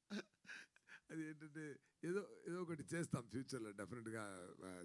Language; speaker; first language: Telugu; non-native, fluent; Tamil